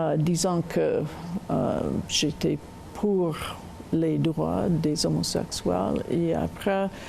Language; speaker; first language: French; non-native, local second language; English